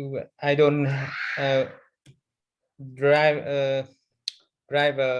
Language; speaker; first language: English; non-native, learner; Vietnamese